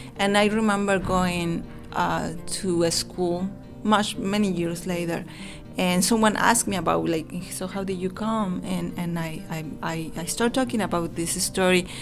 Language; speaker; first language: English; non-native, fluent; Spanish